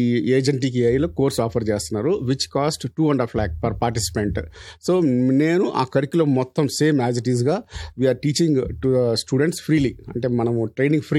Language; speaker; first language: Telugu; native; Telugu